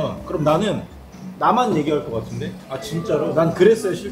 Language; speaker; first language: Korean; native; Korean